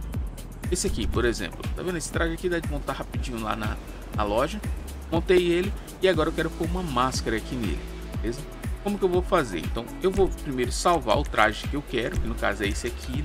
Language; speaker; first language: Portuguese; native; Portuguese